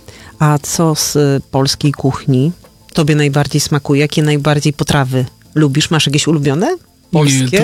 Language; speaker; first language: Polish; native; Polish